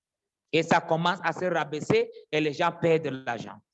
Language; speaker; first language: French; non-native, fluent; English